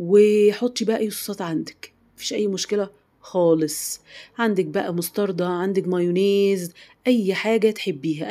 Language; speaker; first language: Arabic; native; Arabic